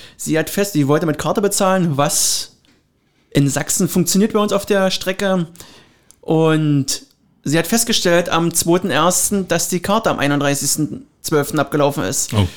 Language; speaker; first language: German; native; German